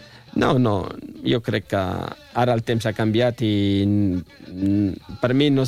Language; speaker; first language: Catalan; non-native, fluent; Riffian